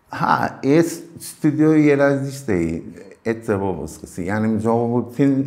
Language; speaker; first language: Armenian; early bilingual, heritage; Armenian